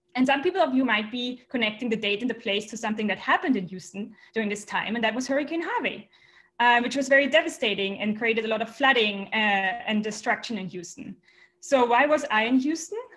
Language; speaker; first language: English; non-native, fluent; German